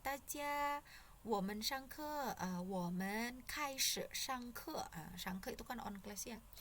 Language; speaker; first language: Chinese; non-native, fluent; Indonesian